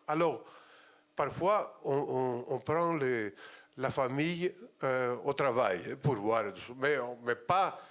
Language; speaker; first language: French; non-native, fluent; Greek